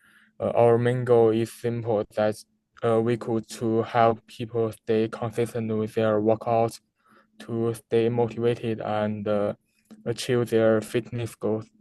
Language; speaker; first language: English; non-native, learner; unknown